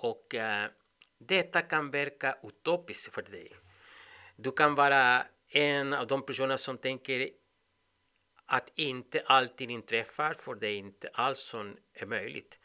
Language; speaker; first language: Swedish; non-native, fluent; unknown